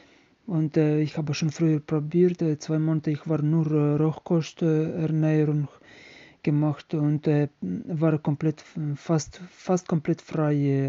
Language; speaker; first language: German; non-native, learner; Ukrainian